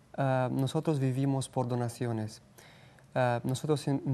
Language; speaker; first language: Spanish; non-native, fluent; Romanian